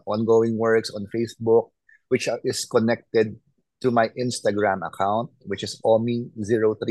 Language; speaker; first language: English; non-native, local second language; Filipino